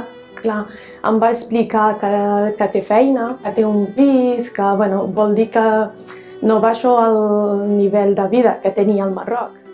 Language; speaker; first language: Catalan; non-native, fluent; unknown